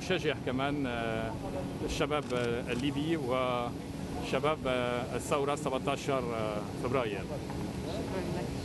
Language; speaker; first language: Arabic; non-native, fluent; French